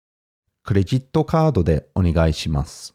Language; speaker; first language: Japanese; non-native, learner; English